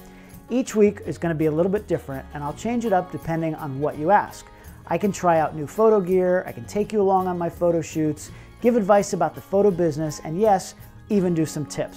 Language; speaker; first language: English; native; English